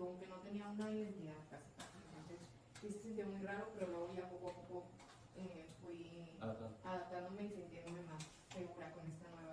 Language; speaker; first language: Spanish; early bilingual, heritage; Spanish